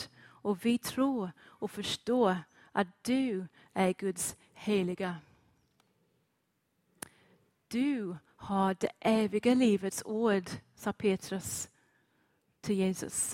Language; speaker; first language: Swedish; non-native, fluent; English